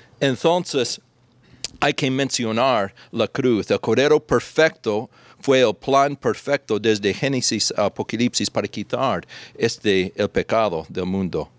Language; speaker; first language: Spanish; non-native, fluent; English